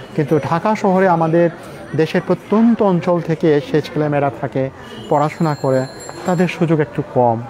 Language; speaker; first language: Bangla; non-native, local second language; Garo